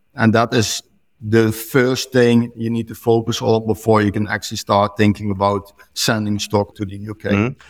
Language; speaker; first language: English; non-native, fluent; Dutch